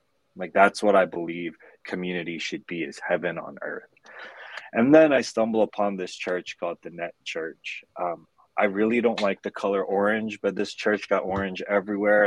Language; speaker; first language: English; native; English